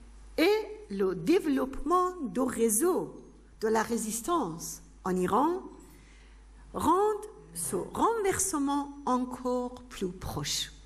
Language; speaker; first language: French; non-native, fluent; Persian